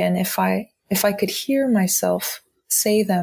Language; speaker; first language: English; native; English